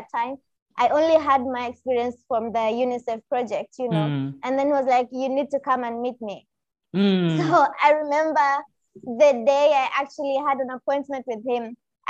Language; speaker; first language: English; non-native, local second language; Swahili